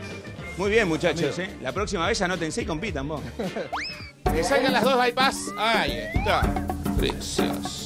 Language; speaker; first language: Spanish; native; Spanish